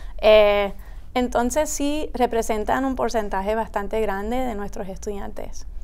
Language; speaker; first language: Spanish; early bilingual, heritage; Spanish